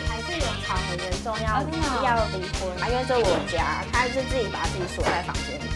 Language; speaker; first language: Chinese; native; Chinese